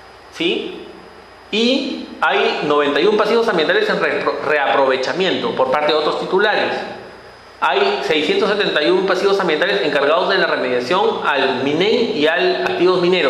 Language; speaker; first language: Spanish; native; Spanish